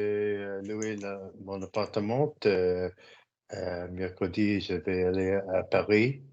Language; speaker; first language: French; non-native, learner; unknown